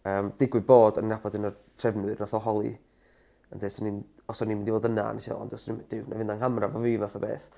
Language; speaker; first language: Welsh; native; Welsh